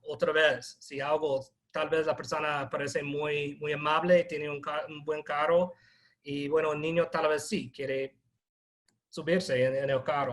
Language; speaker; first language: Spanish; non-native, fluent; English